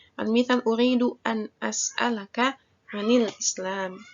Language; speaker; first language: Arabic; non-native, fluent; Indonesian